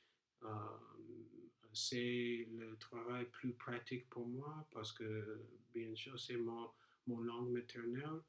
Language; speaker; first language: French; non-native, learner; English